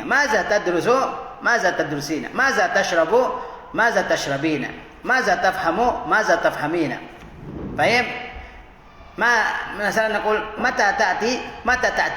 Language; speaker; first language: Arabic; non-native, fluent; Indonesian